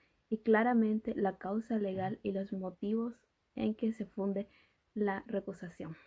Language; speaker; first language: Spanish; native; Spanish